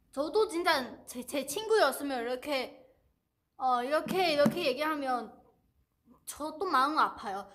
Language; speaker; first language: Korean; non-native, fluent; Chinese